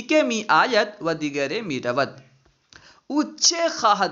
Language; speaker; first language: Persian; non-native, fluent; Urdu